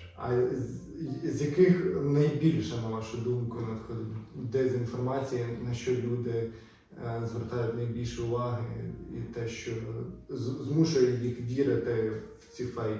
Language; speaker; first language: Ukrainian; native; Ukrainian